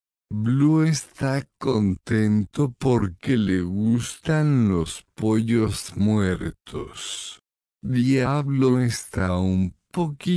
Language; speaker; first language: Spanish; non-native, learner; English